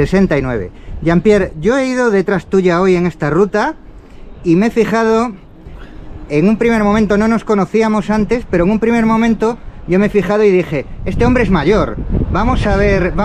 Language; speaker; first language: Spanish; native; Spanish